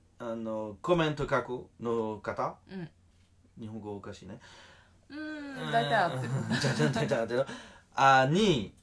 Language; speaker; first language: Japanese; non-native, learner; French